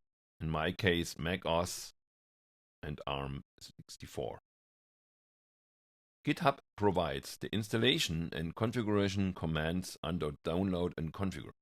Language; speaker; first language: English; non-native, fluent; German